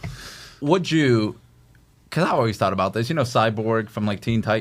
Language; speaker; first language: English; native; English